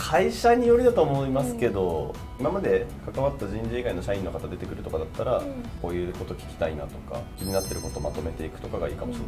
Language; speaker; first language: Japanese; native; Japanese